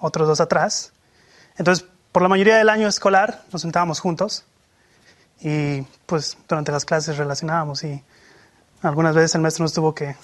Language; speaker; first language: Spanish; native; Spanish